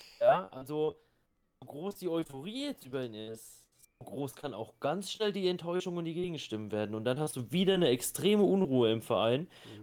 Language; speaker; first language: German; native; German